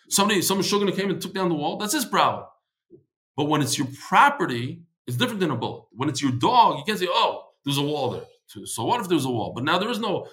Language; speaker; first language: English; native; English